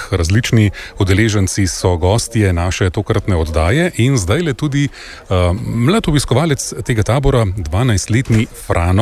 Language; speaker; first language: Slovenian; native; Slovenian